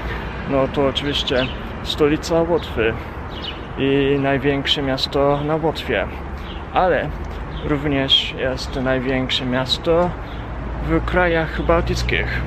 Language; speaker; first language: Polish; non-native, fluent; Japanese